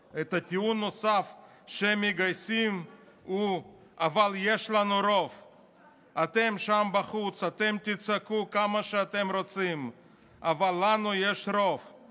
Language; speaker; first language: Hebrew; non-native, fluent; Russian